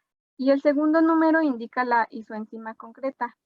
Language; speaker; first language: Spanish; native; Spanish